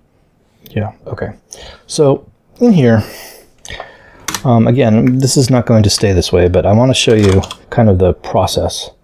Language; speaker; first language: English; native; English